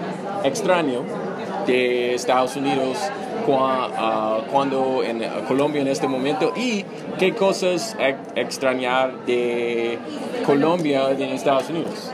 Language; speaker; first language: Spanish; non-native, learner; English